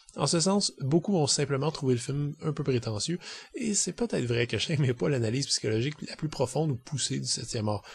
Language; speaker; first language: French; native; French